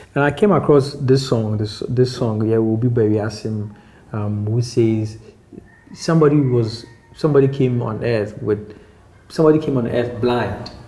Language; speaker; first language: English; non-native, local second language; Akan